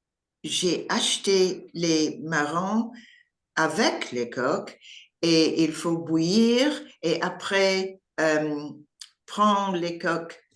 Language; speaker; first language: French; non-native, learner; English